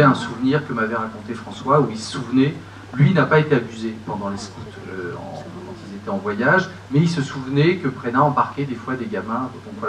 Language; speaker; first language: French; native; French